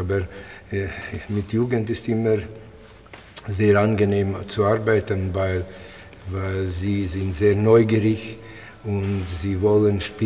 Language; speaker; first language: German; non-native, fluent; Latvian